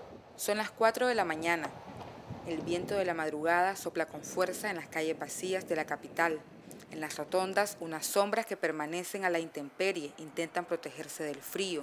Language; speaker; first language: Spanish; native; Spanish